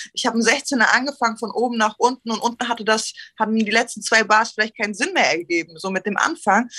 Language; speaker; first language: German; early bilingual, other home language; Turkish